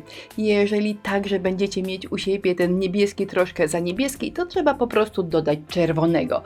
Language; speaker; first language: Polish; native; Polish